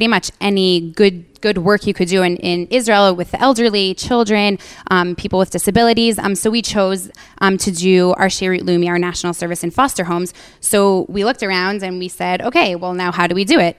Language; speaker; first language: English; native; English